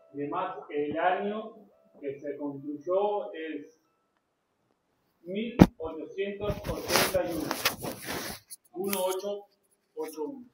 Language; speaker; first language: Spanish; native; Spanish